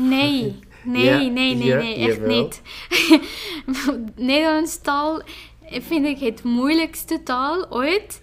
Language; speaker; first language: Dutch; non-native, fluent; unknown